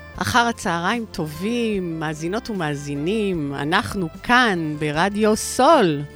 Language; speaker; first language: Hebrew; native; Hebrew